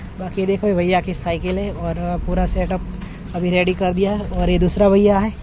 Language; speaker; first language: Hindi; non-native, local second language; Gujarati